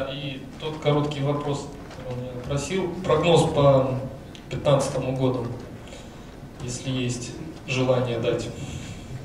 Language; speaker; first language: Russian; native; Russian